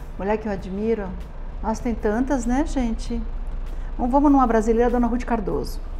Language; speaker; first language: Portuguese; native; Portuguese